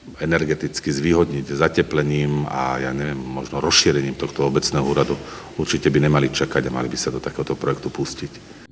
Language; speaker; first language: Slovak; native; Slovak